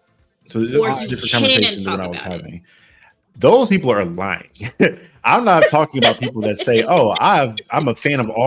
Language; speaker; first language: English; native; English